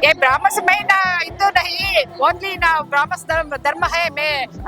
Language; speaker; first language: Hindi; non-native, local second language; Kannada